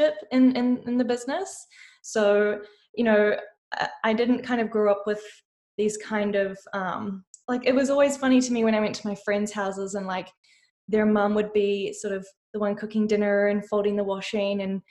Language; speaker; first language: English; native; English